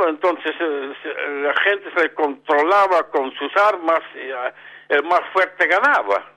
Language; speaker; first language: Spanish; non-native, fluent; Dutch